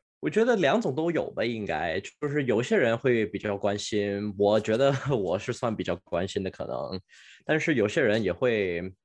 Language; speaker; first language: Chinese; early bilingual, heritage; Chinese